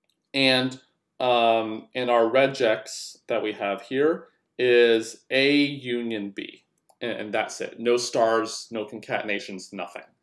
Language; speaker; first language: English; native; English